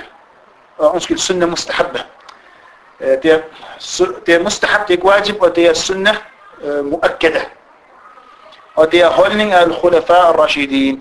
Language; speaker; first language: Danish; non-native, fluent; Arabic